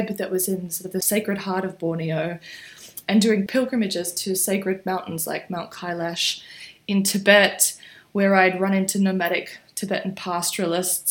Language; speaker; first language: English; native; English